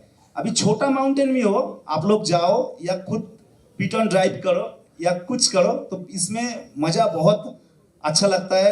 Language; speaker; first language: Hindi; non-native, local second language; Bangla